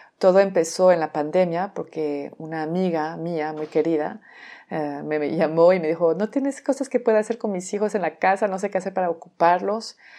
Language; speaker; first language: Spanish; non-native, fluent; French